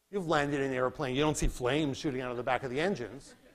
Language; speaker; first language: English; native; English